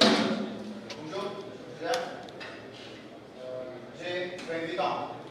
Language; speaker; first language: French; non-native, learner; Indonesian